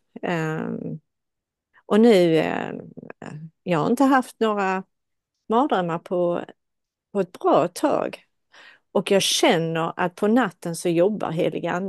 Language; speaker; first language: Swedish; non-native, fluent; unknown